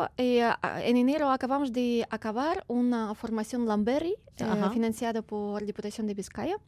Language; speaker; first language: Spanish; non-native, fluent; Ukrainian